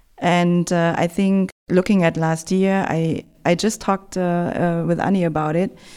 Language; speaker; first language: English; non-native, fluent; German